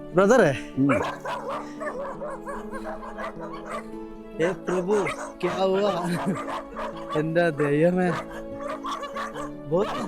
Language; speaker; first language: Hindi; non-native, local second language; Malayalam